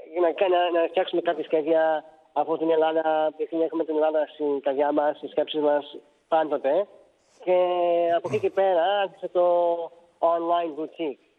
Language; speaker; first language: Greek; early bilingual, heritage; Greek